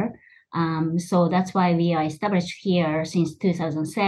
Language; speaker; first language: English; non-native, fluent; Japanese